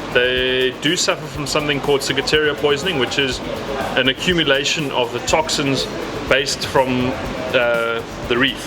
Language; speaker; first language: English; native; English